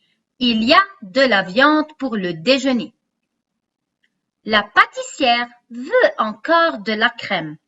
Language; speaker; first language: French; non-native, local second language; Arabic